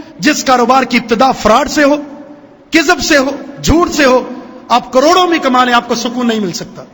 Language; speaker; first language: Urdu; native; Urdu